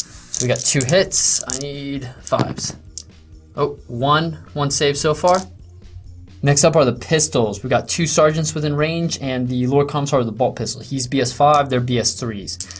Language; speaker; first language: English; native; English